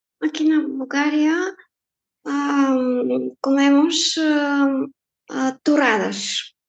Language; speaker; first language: Portuguese; non-native, fluent; Bulgarian